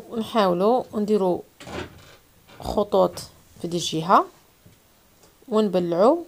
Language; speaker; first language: Arabic; native; Arabic